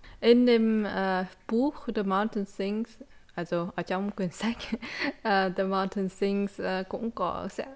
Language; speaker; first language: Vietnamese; early bilingual, heritage; Vietnamese